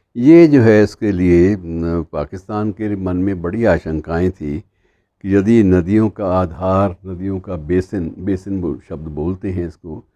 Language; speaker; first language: Hindi; native; Hindi